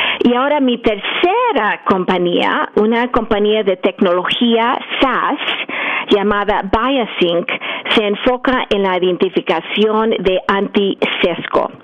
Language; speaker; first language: Spanish; early bilingual, heritage; English